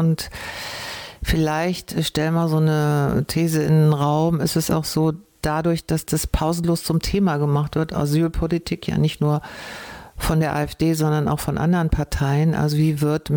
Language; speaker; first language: German; native; German